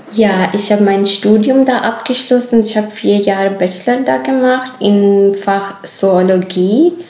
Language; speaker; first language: German; non-native, fluent; Urdu